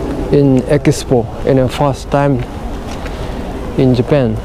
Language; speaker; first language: English; non-native, learner; Japanese